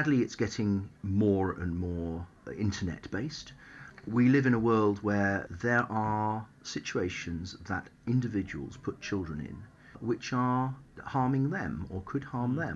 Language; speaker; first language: English; native; English